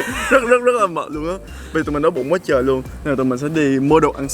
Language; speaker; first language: Vietnamese; native; Vietnamese